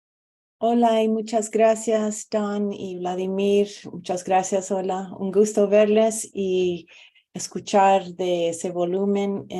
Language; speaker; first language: Spanish; non-native, fluent; English